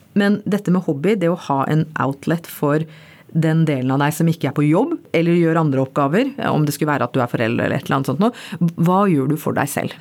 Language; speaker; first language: Norwegian; early bilingual, other home language; Bangla